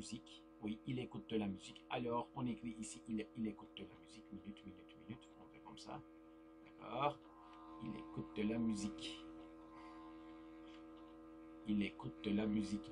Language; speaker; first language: French; non-native, fluent; Turkish